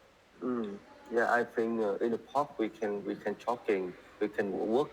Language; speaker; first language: English; non-native, learner; Vietnamese